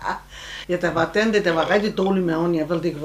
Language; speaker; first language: Danish; non-native, learner; Turkish